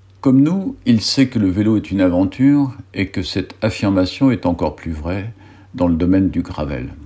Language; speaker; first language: French; native; French